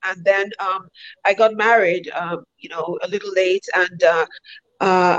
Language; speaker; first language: English; non-native, local second language; Yoruba